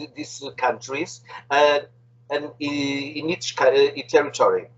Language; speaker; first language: English; non-native, fluent; Portuguese